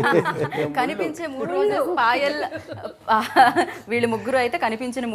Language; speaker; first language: Telugu; native; Telugu